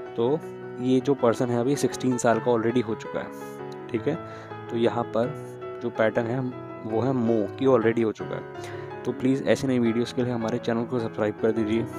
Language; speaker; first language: Hindi; native; Hindi